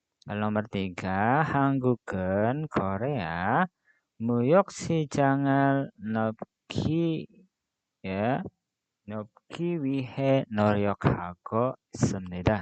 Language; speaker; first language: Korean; non-native, fluent; Indonesian